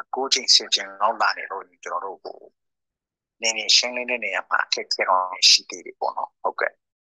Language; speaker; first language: Burmese; non-native, local second language; Hakha Chin